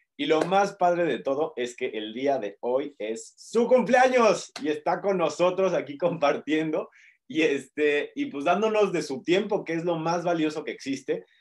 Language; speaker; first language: Spanish; native; Spanish